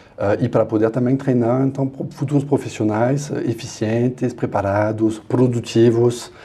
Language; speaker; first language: Portuguese; non-native, fluent; French